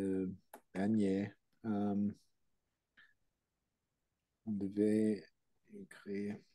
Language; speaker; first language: French; non-native, learner; English